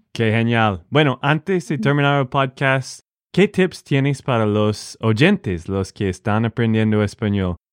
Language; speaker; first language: Spanish; non-native, fluent; English